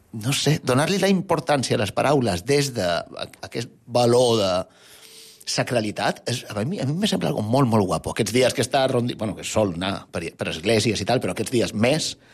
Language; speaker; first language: Catalan; native; Catalan